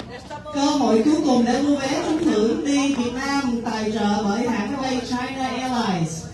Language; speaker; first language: Vietnamese; native; Vietnamese